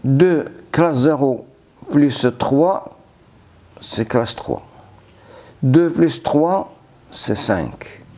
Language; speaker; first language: French; non-native, local second language; Arabic